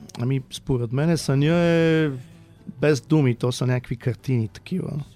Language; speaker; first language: Bulgarian; early bilingual, heritage; Bulgarian